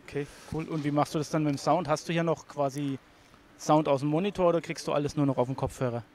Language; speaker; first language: German; native; German